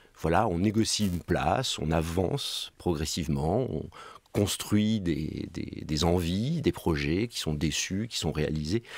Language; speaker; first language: French; native; French